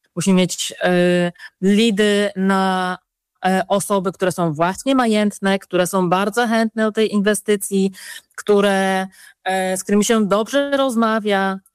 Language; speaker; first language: Polish; native; Polish